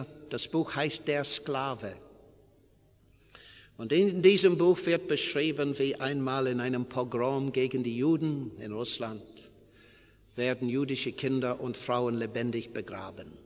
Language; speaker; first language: German; non-native, fluent; English